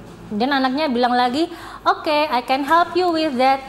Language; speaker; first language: English; non-native, fluent; Indonesian